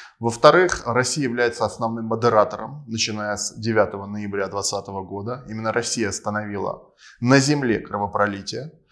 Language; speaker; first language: Russian; non-native, local second language; Armenian